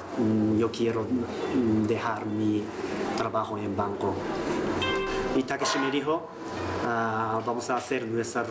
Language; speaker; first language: Spanish; non-native, learner; Japanese